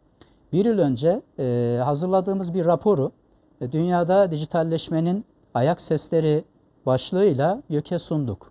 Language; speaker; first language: Turkish; native; Turkish